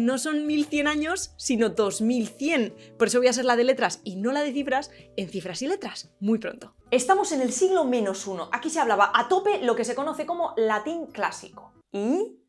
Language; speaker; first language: Spanish; native; Spanish